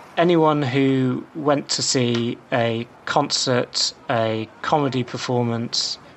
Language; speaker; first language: English; native; English